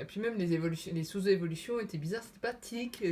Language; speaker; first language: French; native; French